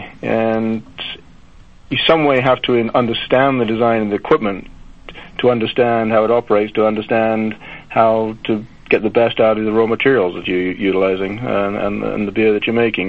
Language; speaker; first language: English; native; English